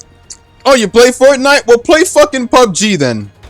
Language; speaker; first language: English; native; English